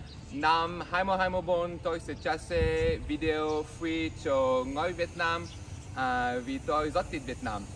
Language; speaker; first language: Vietnamese; non-native, learner; English